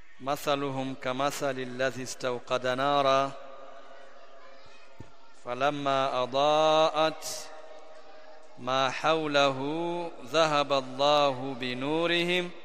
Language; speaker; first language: Arabic; non-native, fluent; Swahili